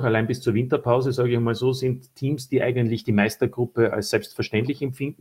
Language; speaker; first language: German; native; German